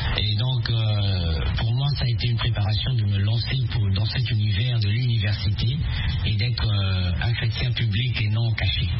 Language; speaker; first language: French; non-native, local second language; Swahili